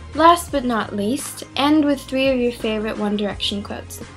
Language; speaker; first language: English; non-native, local second language; Filipino